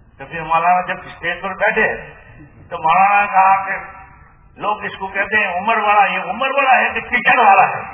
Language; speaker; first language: Urdu; non-native, local second language; Gujarati